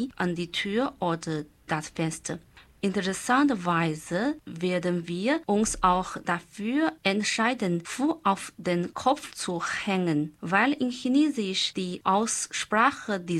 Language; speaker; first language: German; non-native, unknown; Chinese